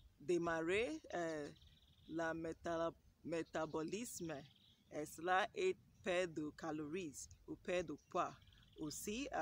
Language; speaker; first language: French; non-native, learner; English